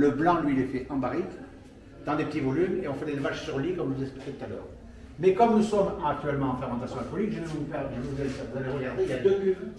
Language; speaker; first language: French; native; French